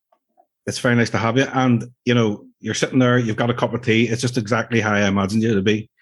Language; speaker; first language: English; native; English